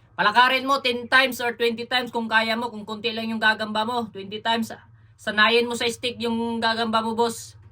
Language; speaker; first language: Filipino; non-native, local second language; Cebuano